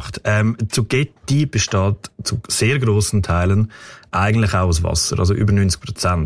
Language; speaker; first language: German; native; German